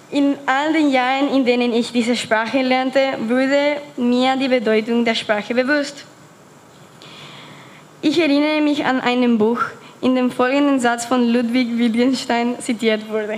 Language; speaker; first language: German; non-native, fluent; Spanish